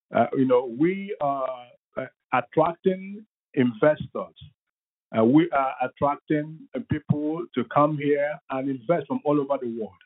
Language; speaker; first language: English; non-native, local second language; Igbo